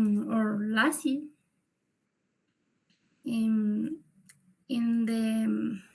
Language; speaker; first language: English; non-native, learner; Spanish